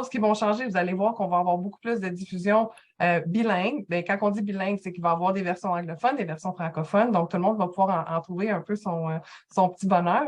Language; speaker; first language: French; native; French